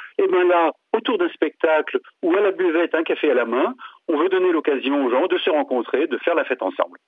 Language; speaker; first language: French; native; French